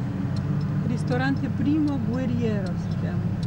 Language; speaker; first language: Italian; non-native, learner; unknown